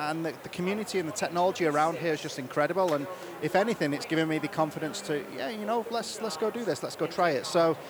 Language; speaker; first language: English; native; English